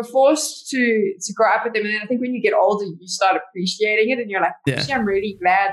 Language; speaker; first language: English; native; English